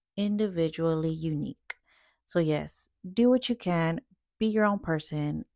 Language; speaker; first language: English; early bilingual, other home language; Spanish